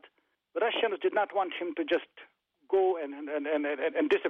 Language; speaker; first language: English; non-native, fluent; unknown